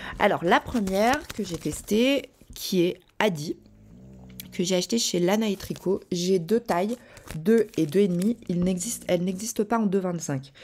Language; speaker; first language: French; native; French